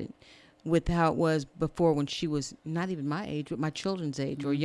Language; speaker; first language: English; native; English